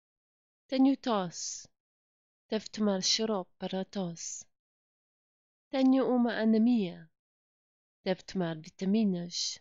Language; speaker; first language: Portuguese; non-native, fluent; English